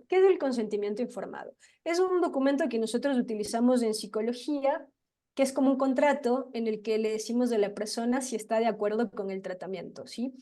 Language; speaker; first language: Spanish; native; Spanish